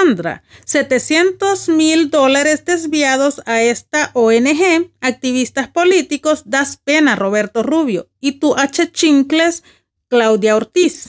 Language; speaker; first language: Spanish; native; Spanish